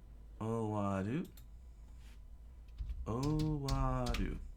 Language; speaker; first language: Japanese; non-native, learner; English